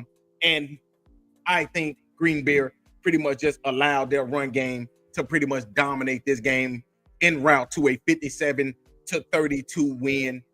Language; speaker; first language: English; native; English